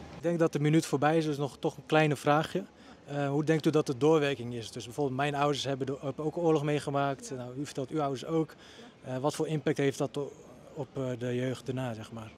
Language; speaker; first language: Dutch; early bilingual, other home language; Bosnian